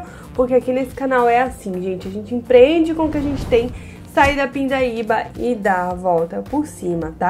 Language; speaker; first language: Portuguese; native; Portuguese